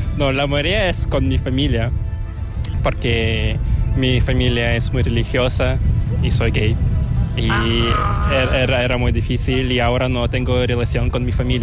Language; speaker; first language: Spanish; non-native, fluent; Korean